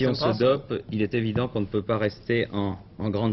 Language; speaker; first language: French; native; French